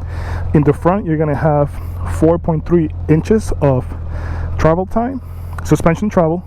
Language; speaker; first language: English; native; English